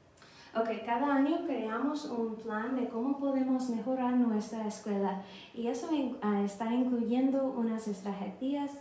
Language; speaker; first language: Spanish; non-native, learner; English